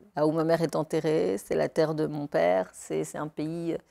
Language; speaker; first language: French; native; French